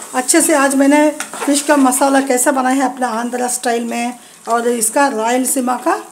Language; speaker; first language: Hindi; non-native, local second language; Telugu